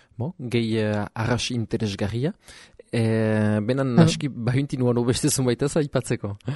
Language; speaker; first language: Basque; native; Basque